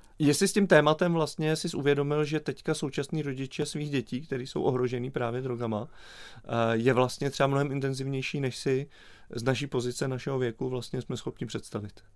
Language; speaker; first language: Czech; native; Czech